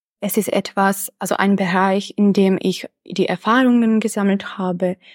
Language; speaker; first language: German; non-native, fluent; Czech